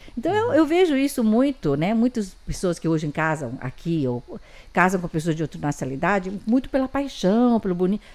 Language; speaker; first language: Portuguese; early bilingual, other home language; Chinese